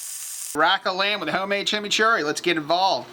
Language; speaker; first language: English; native; English